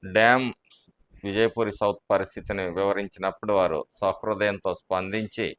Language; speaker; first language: Telugu; native; Telugu